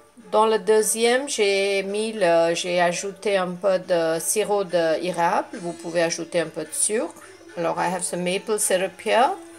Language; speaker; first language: French; non-native, fluent; Hindi